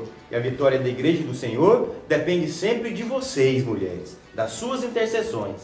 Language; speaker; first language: Portuguese; native; Portuguese